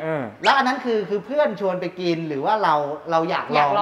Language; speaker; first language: Thai; native; Thai